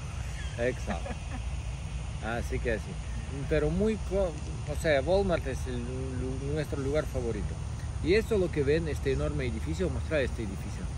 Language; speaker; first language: Spanish; native; Spanish